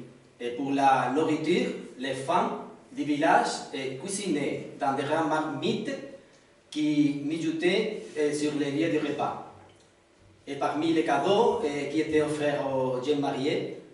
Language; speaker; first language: French; non-native, learner; Spanish